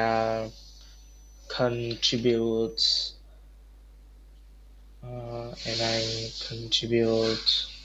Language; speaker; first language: English; non-native, learner; Vietnamese